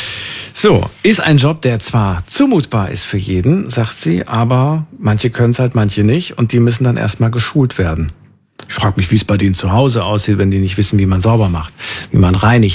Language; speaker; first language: German; native; German